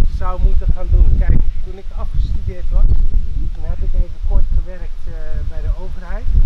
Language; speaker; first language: Dutch; early bilingual, other home language; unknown